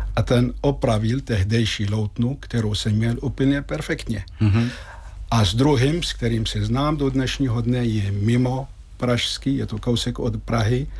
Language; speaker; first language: Czech; non-native, fluent; Arabic